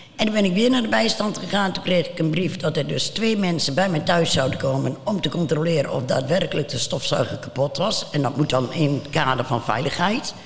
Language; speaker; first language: Dutch; native; Dutch